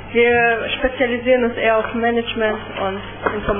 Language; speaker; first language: German; native; German